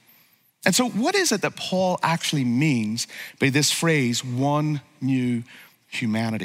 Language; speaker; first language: English; native; English